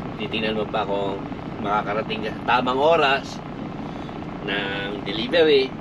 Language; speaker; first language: Filipino; native; Filipino